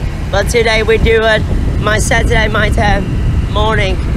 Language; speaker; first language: English; non-native, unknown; Vietnamese